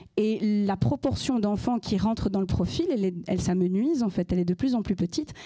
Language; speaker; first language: French; native; French